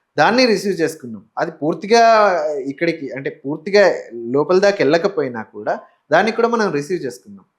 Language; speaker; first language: Telugu; native; Telugu